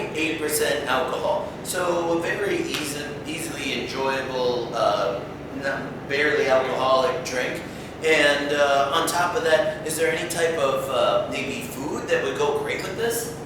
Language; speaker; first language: English; native; English